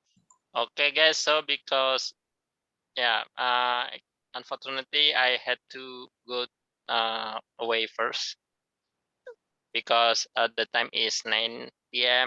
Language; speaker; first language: English; non-native, learner; Indonesian